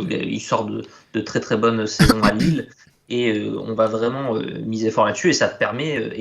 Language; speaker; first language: French; native; French